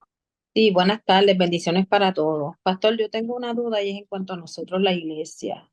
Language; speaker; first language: Spanish; native; Spanish